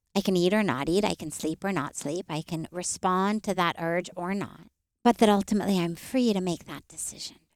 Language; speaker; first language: English; native; English